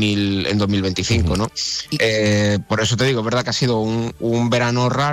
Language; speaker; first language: Spanish; native; Spanish